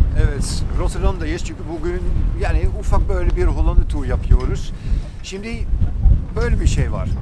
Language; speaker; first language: Turkish; non-native, fluent; Dutch